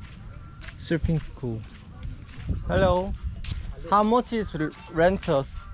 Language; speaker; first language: English; non-native, learner; Korean